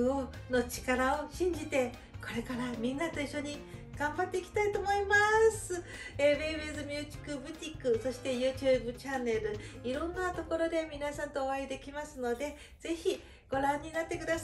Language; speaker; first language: Japanese; non-native, fluent; Chinese